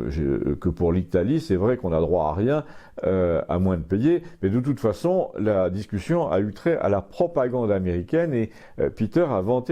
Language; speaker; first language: French; native; French